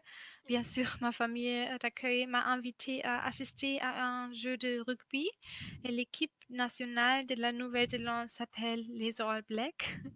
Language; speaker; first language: French; non-native, fluent; German